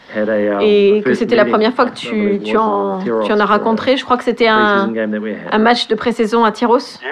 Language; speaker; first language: French; non-native, fluent; English